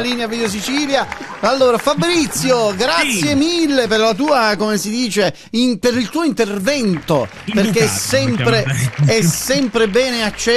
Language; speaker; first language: Italian; native; Italian